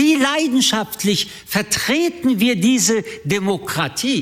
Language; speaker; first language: German; early bilingual, other home language; French